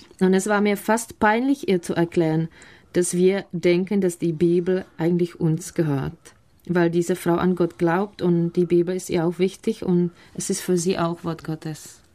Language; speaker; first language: German; non-native, fluent; Czech